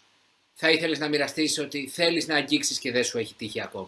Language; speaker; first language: Greek; native; Greek